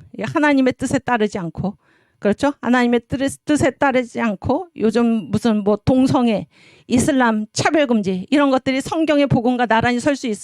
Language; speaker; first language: Korean; native; Korean